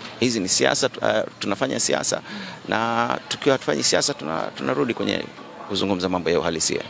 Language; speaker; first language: Swahili; native; Swahili